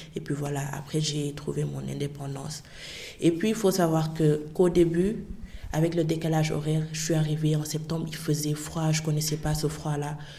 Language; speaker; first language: French; non-native, local second language; Wolof